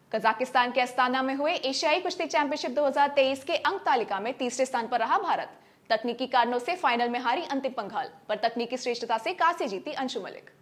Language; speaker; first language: Hindi; non-native, local second language; Malayalam